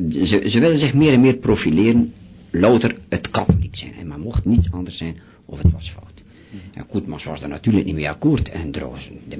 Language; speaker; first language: Dutch; native; Dutch